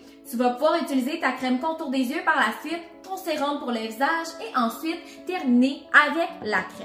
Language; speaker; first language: French; native; French